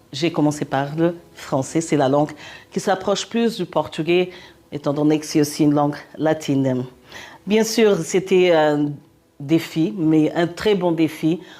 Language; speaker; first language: French; non-native, fluent; Portuguese